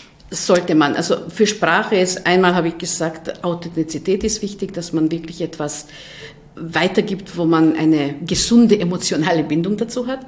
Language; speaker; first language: German; non-native, fluent; Hungarian